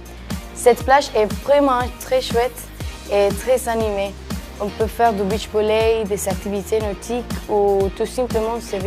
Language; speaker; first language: French; non-native, fluent; Spanish